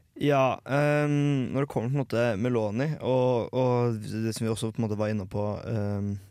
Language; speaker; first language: Norwegian; native; Norwegian